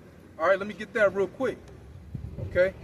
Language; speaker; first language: English; native; English